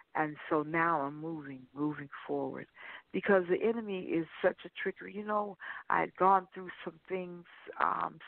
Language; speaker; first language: English; native; English